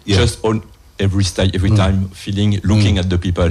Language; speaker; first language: English; non-native, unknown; French